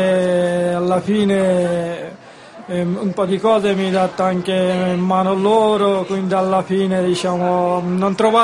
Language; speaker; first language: Italian; non-native, learner; Bangla